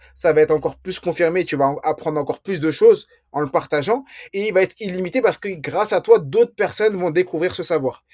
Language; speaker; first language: French; early bilingual, other home language; Riffian